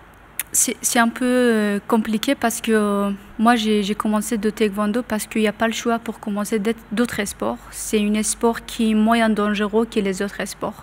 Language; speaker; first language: French; non-native, learner; Persian